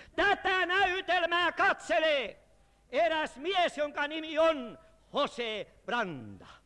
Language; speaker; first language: Finnish; native; Finnish